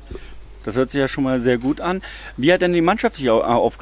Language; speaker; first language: German; native; German